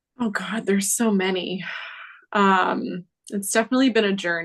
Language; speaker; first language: English; native; English